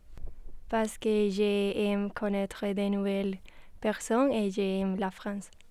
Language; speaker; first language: French; non-native, learner; Spanish